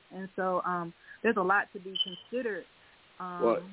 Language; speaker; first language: English; native; English